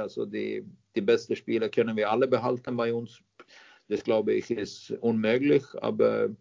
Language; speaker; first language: German; non-native, fluent; Swedish